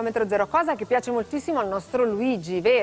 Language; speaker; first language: Italian; native; Italian